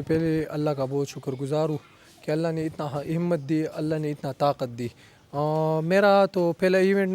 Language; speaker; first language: Hindi; non-native, local second language; Pashto